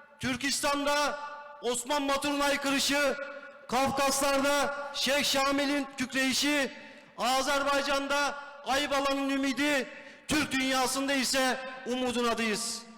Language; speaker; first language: Turkish; native; Turkish